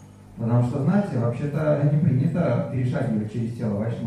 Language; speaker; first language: Russian; native; Russian